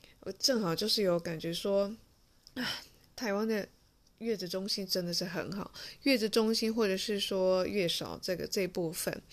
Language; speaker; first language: Chinese; non-native, fluent; Japanese